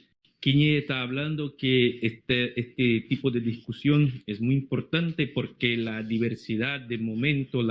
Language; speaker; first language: Spanish; non-native, learner; Portuguese